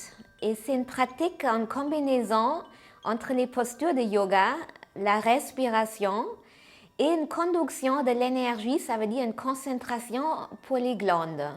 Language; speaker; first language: French; non-native, fluent; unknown